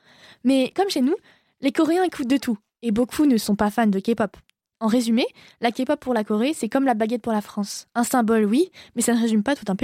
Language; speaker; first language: French; native; French